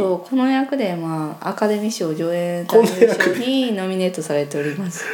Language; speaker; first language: Japanese; native; Japanese